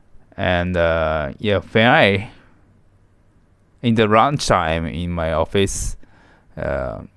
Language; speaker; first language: English; non-native, learner; Japanese